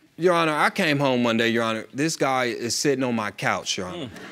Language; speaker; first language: English; native; English